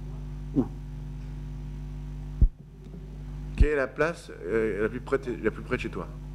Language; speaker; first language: French; native; French